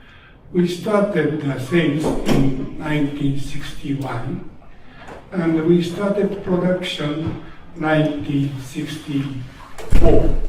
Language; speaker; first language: English; non-native, learner; Japanese